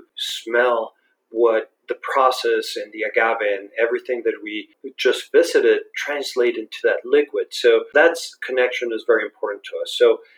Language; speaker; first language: English; non-native, fluent; Spanish